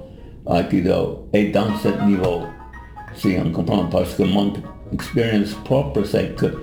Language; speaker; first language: French; non-native, fluent; English